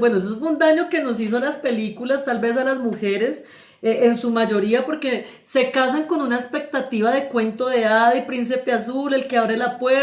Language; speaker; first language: Spanish; native; Spanish